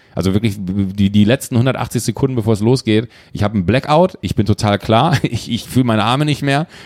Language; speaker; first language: German; native; German